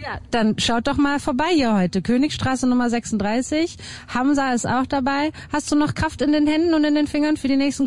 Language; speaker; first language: German; native; German